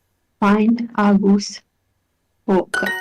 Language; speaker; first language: Irish; non-native, learner; Hungarian